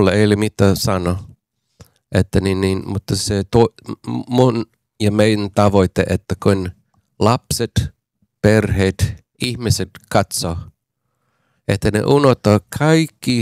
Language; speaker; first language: Finnish; non-native, learner; English